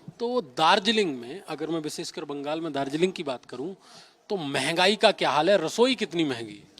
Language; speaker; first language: Hindi; native; Hindi